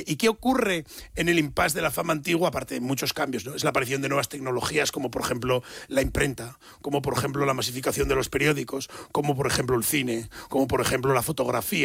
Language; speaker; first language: Spanish; native; Spanish